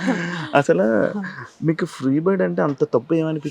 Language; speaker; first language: Telugu; native; Telugu